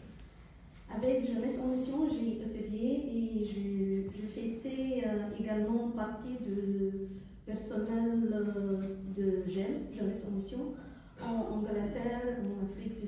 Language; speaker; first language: French; non-native, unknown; Arabic